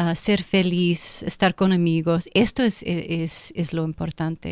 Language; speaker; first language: Spanish; non-native, fluent; English